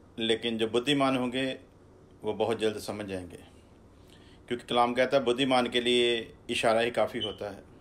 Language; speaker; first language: Hindi; non-native, local second language; Punjabi